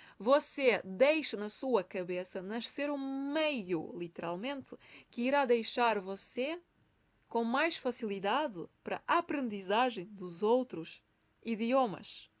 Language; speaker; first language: Portuguese; non-native, fluent; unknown